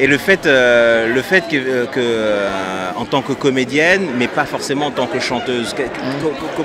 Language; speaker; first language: French; native; French